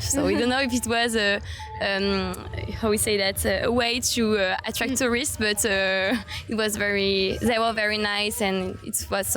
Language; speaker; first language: English; non-native, learner; French